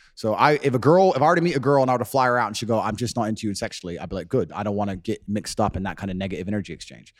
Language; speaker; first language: English; native; English